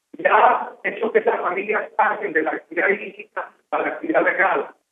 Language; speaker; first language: Spanish; native; Spanish